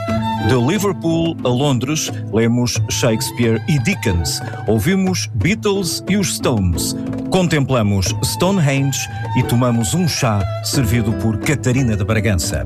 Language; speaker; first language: Portuguese; native; Portuguese